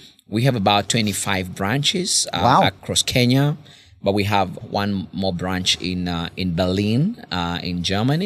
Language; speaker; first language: English; non-native, local second language; Kikuyu